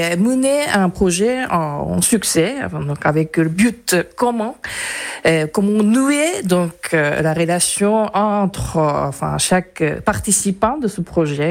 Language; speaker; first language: French; non-native, fluent; Japanese